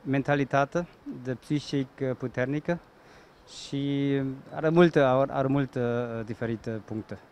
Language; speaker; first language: Romanian; non-native, learner; German